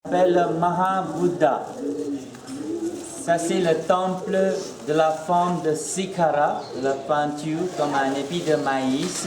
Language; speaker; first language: French; non-native, fluent; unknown